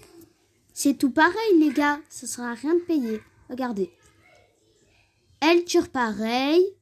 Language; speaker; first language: French; native; French